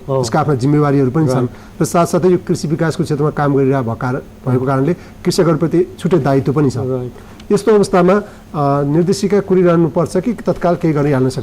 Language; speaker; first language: Nepali; native; Nepali